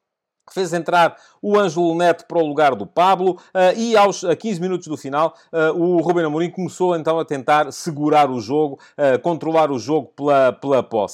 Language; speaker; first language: Portuguese; native; Portuguese